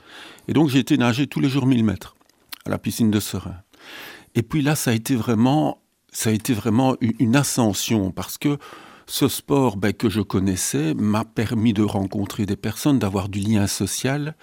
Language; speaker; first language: French; native; French